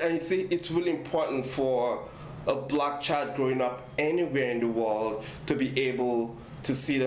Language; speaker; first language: English; non-native, local second language; Igbo